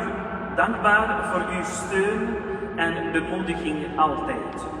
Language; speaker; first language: Dutch; non-native, fluent; Urdu